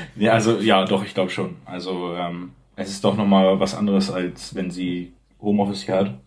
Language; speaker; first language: German; native; German